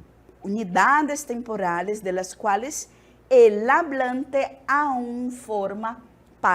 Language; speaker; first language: Spanish; non-native, fluent; Portuguese